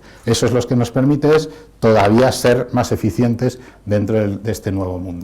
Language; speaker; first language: Spanish; native; Spanish